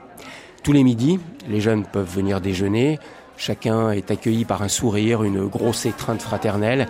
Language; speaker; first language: French; native; French